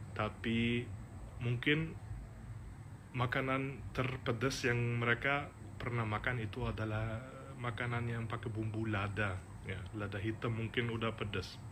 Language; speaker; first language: Indonesian; non-native, fluent; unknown